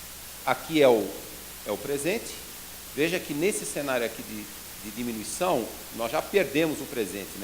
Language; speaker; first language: Portuguese; native; Portuguese